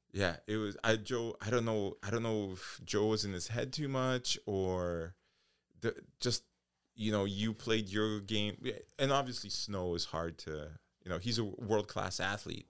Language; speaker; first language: English; early bilingual, other home language; Polish